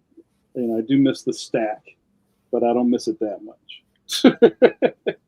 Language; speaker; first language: English; native; English